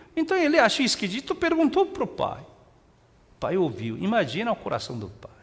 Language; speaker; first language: Portuguese; non-native, fluent; Korean